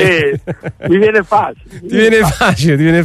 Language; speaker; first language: Italian; native; Italian